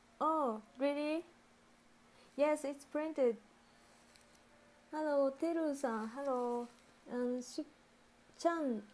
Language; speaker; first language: English; non-native, learner; Japanese